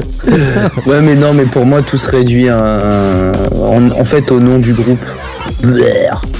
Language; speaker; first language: French; native; French